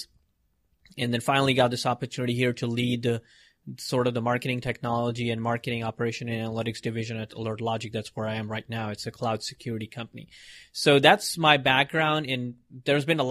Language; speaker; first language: English; non-native, local second language; Hindi